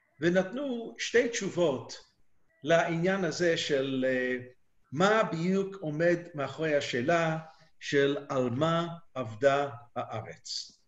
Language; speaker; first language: Hebrew; native; Hebrew